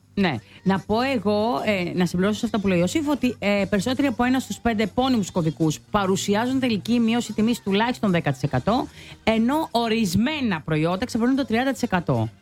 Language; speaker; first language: Greek; native; Greek